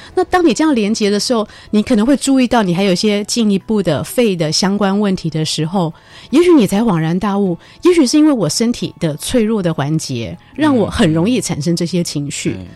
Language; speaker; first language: Chinese; early bilingual, heritage; Chinese